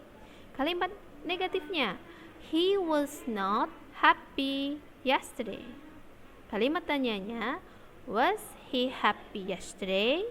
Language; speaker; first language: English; non-native, learner; Indonesian